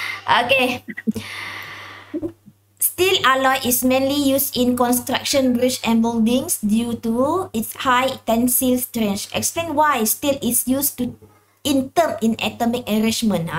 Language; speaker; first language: English; non-native, local second language; Malay